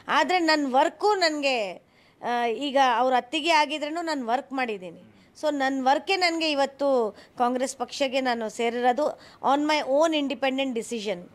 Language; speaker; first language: Kannada; non-native, local second language; Hindi